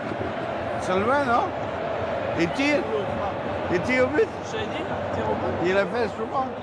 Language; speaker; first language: French; non-native, fluent; Dutch